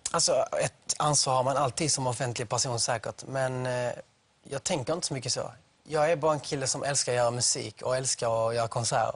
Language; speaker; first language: Swedish; native; Swedish